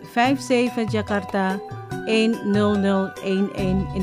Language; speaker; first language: Dutch; non-native, fluent; Indonesian